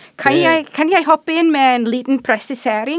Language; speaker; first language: Norwegian; non-native, fluent; English